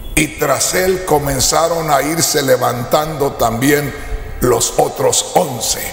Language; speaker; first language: Spanish; native; Spanish